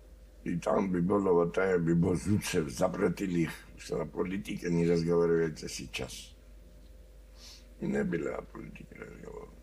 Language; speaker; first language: Russian; non-native, learner; Georgian